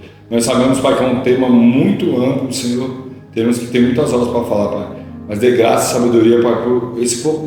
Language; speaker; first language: Portuguese; native; Portuguese